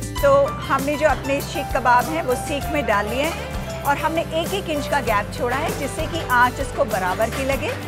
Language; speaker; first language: Hindi; native; Hindi